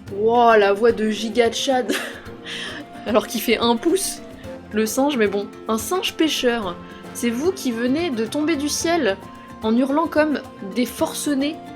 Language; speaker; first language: French; native; French